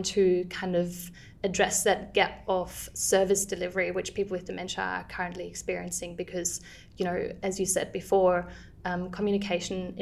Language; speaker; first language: English; non-native, fluent; German